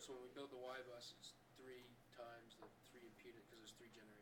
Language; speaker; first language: English; native; English